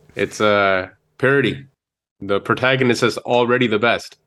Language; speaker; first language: English; native; English